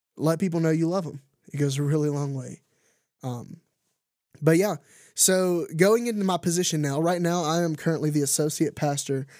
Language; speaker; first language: English; native; English